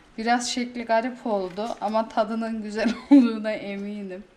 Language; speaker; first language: Turkish; native; Turkish